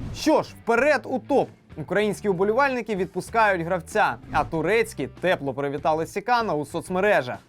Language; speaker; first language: Ukrainian; native; Ukrainian